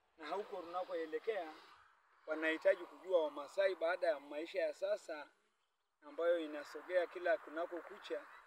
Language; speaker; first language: Swahili; non-native, local second language; Masai